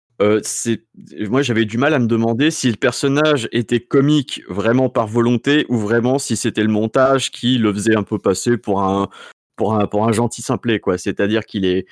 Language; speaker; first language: French; native; French